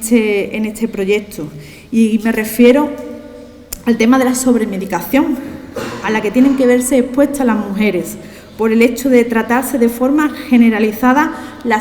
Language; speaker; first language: Spanish; native; Spanish